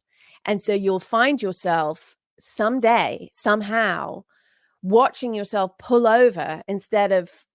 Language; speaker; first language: English; native; English